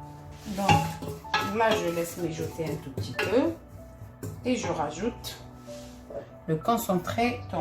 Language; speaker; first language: French; non-native, local second language; Arabic